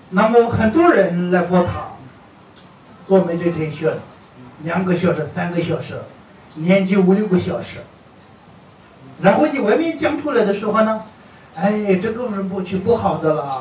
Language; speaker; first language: Chinese; non-native, fluent; Tibetan